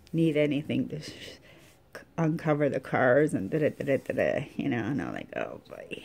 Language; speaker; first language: English; native; English